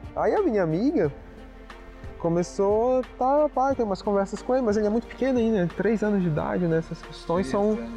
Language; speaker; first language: Portuguese; native; Portuguese